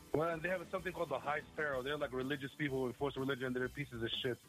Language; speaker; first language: English; non-native, fluent; Arabic